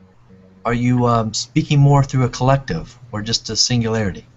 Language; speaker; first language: English; native; English